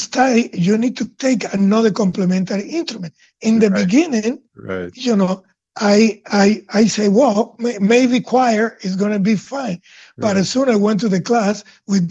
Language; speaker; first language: English; non-native, fluent; Spanish